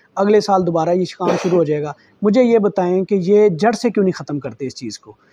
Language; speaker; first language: Urdu; non-native, local second language; Saraiki